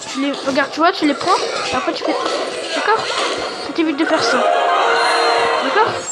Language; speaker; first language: French; native; French